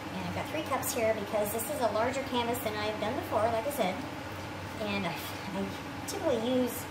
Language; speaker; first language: English; native; English